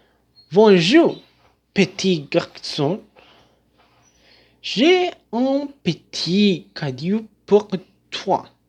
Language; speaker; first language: French; non-native, learner; Spanish